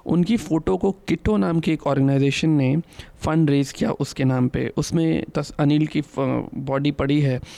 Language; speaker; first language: Hindi; native; Hindi